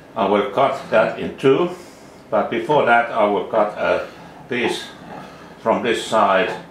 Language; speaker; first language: English; non-native, fluent; Finnish